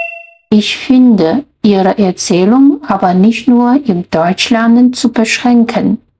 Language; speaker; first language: German; non-native, fluent; Chinese